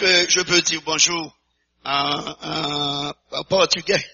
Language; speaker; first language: French; non-native, local second language; Haitian Creole